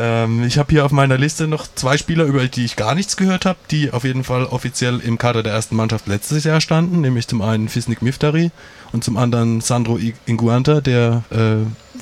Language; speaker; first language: German; native; German